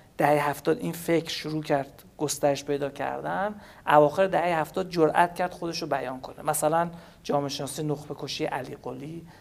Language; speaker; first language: Persian; native; Persian